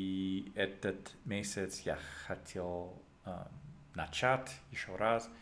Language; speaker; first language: Russian; non-native, learner; English